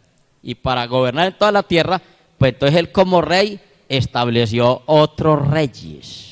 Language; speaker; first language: Spanish; native; Spanish